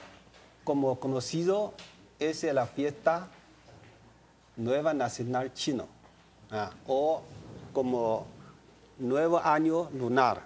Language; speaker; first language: Spanish; non-native, learner; Chinese